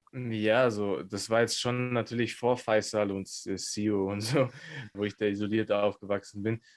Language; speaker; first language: German; native; German